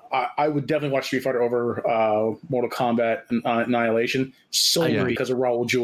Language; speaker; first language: English; native; English